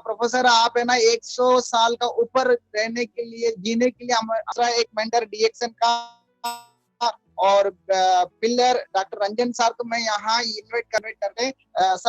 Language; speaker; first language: Hindi; non-native, local second language; Tamil